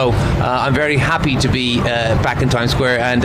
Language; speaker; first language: English; native; English